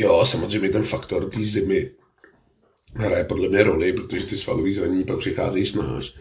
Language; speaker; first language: Czech; native; Czech